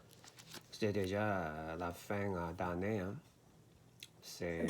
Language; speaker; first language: French; non-native, learner; Korean